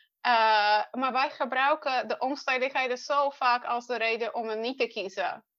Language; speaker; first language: Dutch; non-native, fluent; Czech